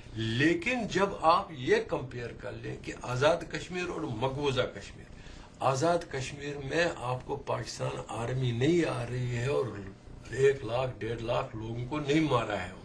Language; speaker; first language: Urdu; non-native, local second language; Kashmiri